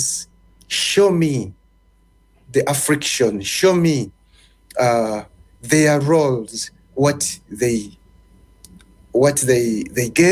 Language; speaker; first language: English; non-native, local second language; Ganda